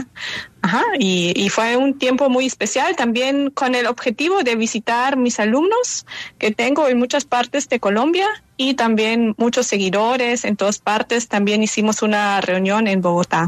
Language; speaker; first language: Spanish; non-native, fluent; German